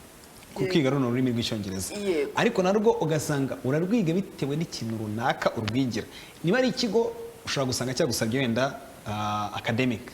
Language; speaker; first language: Kinyarwanda; native; Kinyarwanda